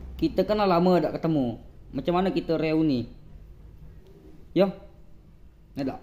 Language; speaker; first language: Indonesian; non-native, local second language; Malay